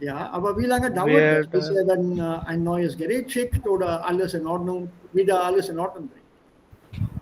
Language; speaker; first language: German; non-native, fluent; Hindi